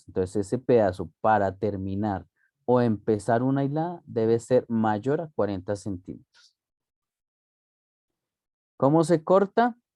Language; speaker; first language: Spanish; native; Spanish